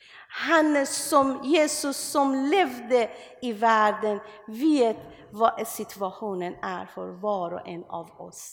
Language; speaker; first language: Swedish; non-native, learner; Persian